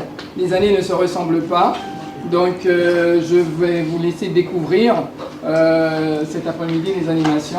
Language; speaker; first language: French; native; French